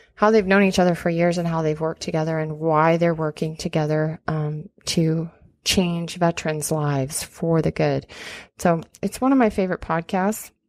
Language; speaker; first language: English; native; English